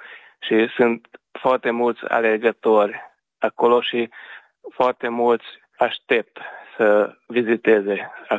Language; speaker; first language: Romanian; early bilingual, heritage; Romanian